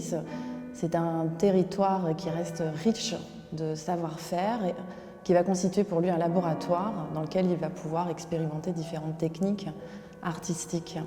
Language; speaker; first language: French; native; French